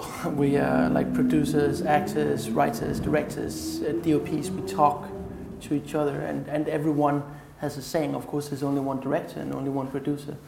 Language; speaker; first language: English; non-native, fluent; Danish